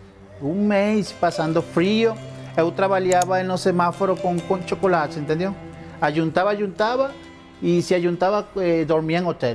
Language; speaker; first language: Portuguese; non-native, fluent; Spanish